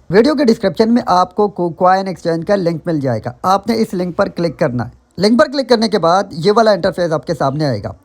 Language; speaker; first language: Urdu; non-native, local second language; Pashto